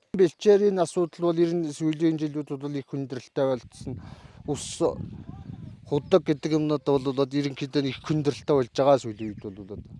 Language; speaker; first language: Mongolian; native; Mongolian